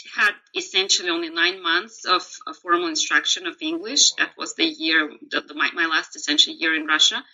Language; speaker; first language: English; non-native, fluent; Russian